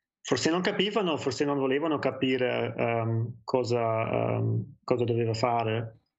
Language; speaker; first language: Italian; non-native, learner; German